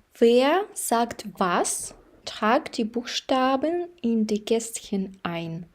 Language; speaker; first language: German; non-native, fluent; Ukrainian